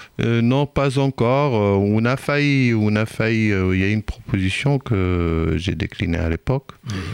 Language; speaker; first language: French; non-native, fluent; Hebrew